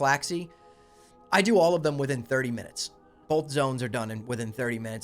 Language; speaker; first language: English; native; English